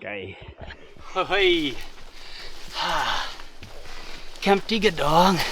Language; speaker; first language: Indonesian; non-native, fluent; English